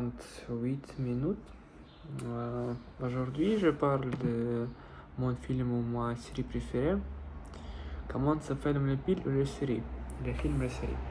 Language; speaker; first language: French; non-native, learner; Russian